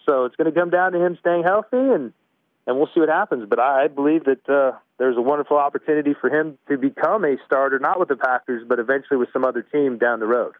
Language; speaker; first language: English; native; English